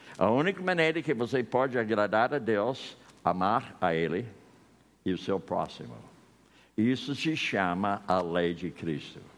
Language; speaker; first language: Portuguese; non-native, fluent; English